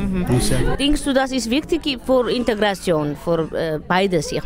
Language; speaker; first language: German; non-native, learner; Tigrinya